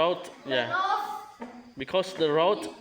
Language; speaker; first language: English; non-native, learner; Khmer